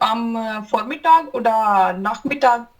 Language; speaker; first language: German; non-native, learner; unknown